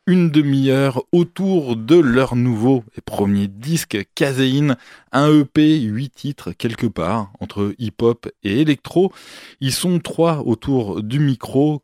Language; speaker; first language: French; native; French